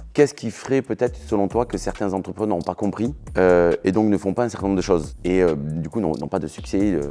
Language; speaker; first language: French; native; French